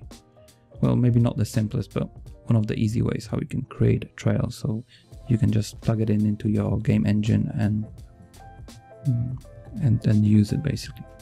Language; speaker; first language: English; non-native, fluent; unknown